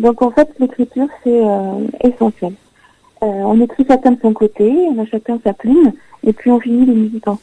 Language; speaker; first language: French; native; French